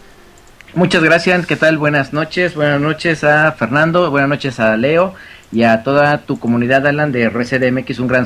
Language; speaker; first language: Spanish; native; Spanish